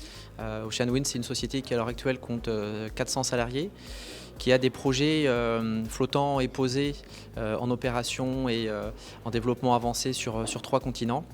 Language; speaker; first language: French; native; French